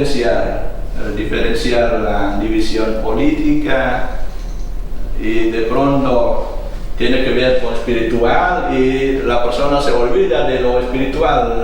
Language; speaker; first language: Spanish; non-native, fluent; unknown